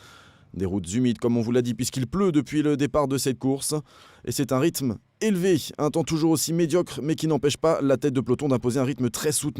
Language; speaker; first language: French; native; French